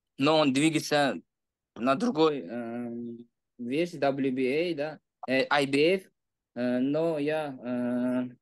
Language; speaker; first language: Russian; non-native, local second language; Uzbek